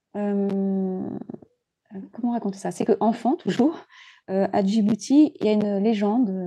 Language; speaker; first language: French; native; French